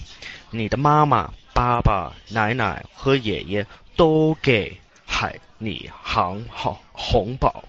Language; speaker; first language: Chinese; non-native, learner; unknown